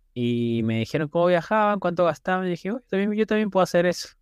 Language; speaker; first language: Spanish; native; Spanish